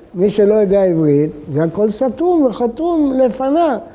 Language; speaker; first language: Hebrew; early bilingual, other home language; Arabic